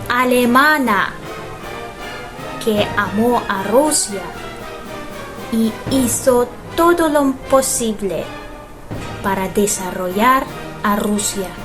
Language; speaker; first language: Spanish; non-native, fluent; Russian